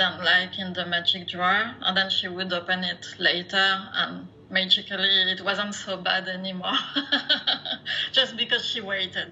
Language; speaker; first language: English; non-native, fluent; French